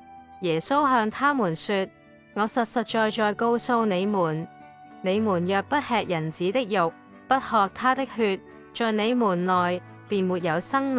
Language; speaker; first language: Chinese; native; Chinese